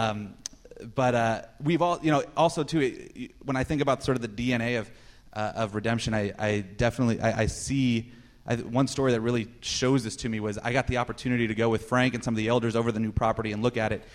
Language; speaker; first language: English; native; English